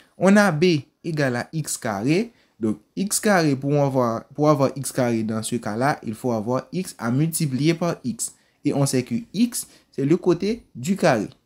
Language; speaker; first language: French; non-native, local second language; Haitian Creole